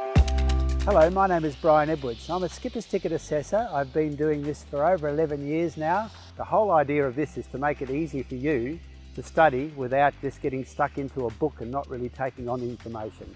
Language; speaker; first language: English; native; English